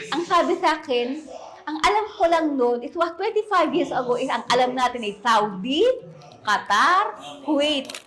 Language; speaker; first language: Filipino; native; Filipino